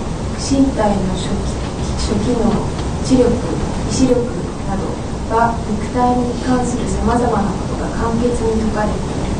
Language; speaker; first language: Japanese; native; Japanese